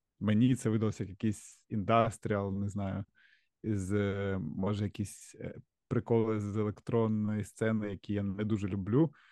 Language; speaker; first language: Ukrainian; native; Ukrainian